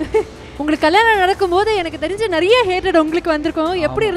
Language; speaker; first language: Tamil; native; Tamil